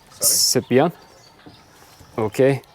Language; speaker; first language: French; non-native, learner; Turkish